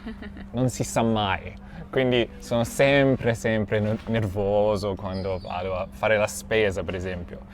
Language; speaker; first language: Italian; non-native, fluent; English